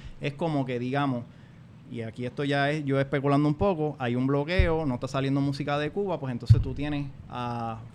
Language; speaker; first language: Spanish; native; Spanish